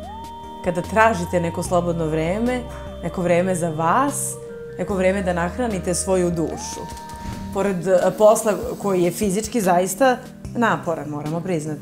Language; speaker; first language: Serbian; native; Serbian